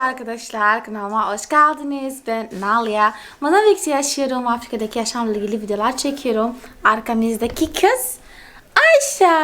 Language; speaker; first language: Turkish; non-native, fluent; Portuguese